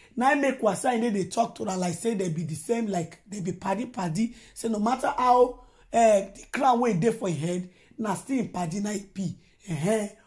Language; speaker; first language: Nigerian Pidgin; non-native, local second language; Yoruba